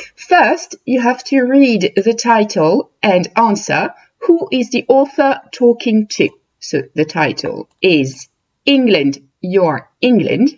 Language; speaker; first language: English; non-native, fluent; French